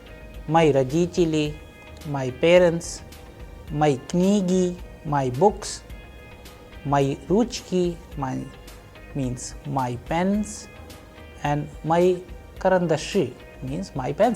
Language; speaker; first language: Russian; non-native, fluent; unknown